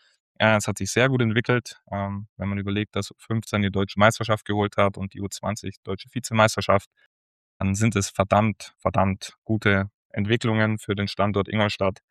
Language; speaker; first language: German; native; German